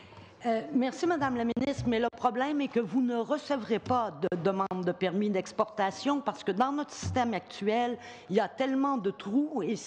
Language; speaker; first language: French; native; French